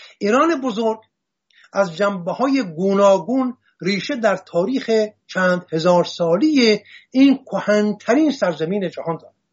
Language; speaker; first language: Persian; non-native, local second language; Assyrian Neo-Aramaic